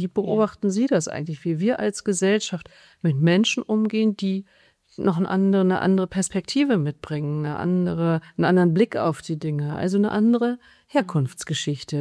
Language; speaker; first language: German; native; German